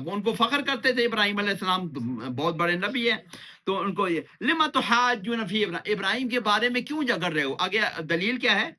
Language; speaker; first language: Urdu; non-native, local second language; Pashto